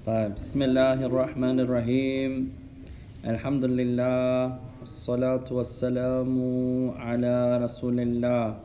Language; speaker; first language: Arabic; non-native, fluent; English